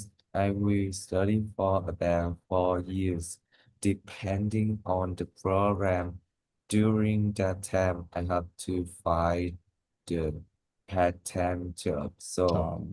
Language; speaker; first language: English; non-native, learner; Vietnamese